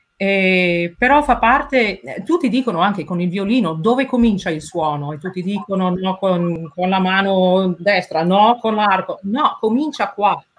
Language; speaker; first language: Italian; non-native, fluent; English